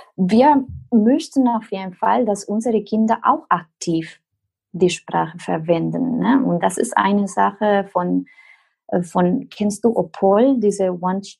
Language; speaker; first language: German; non-native, fluent; Spanish